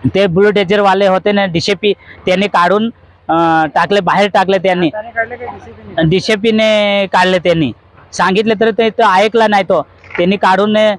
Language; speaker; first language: Marathi; non-native, local second language; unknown